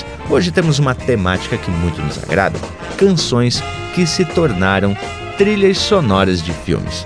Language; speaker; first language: Portuguese; native; Portuguese